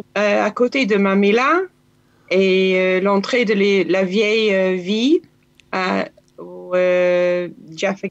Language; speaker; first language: French; non-native, learner; Hebrew